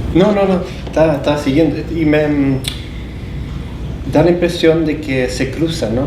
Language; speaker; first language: Spanish; native; Spanish